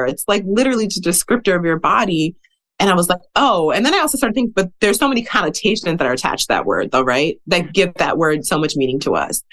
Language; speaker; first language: English; native; English